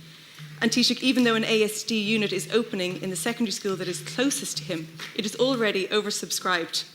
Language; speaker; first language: English; native; English